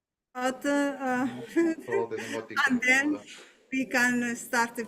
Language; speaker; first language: English; non-native, learner; Portuguese